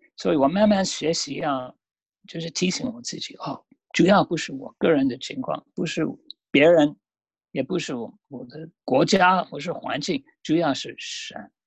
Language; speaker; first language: Chinese; non-native, fluent; English